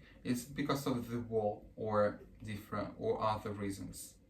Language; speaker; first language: English; early bilingual, other home language; Russian